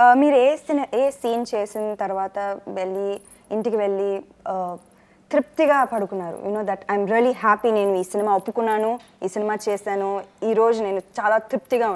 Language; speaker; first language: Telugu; non-native, local second language; Tamil